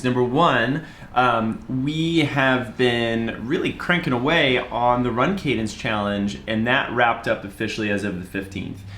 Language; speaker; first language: English; native; English